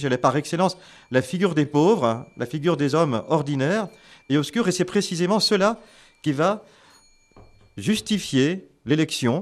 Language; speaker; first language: French; native; French